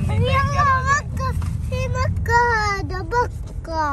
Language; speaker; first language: Arabic; early bilingual, other home language; Urdu